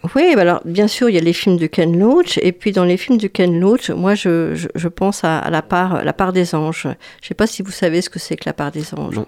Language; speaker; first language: French; native; French